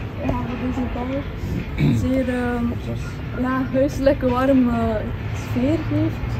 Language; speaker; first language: Dutch; non-native, fluent; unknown